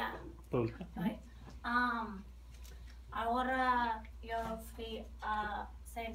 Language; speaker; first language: Spanish; non-native, learner; English